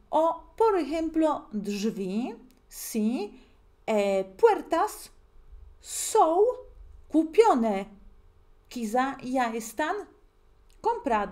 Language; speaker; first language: Spanish; non-native, fluent; Polish